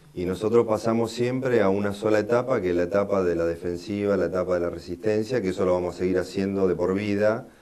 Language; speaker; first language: Spanish; native; Spanish